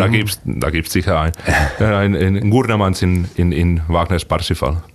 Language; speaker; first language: German; non-native, fluent; Finnish